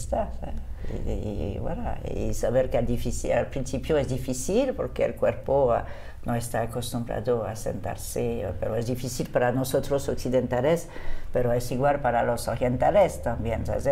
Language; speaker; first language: Spanish; non-native, fluent; French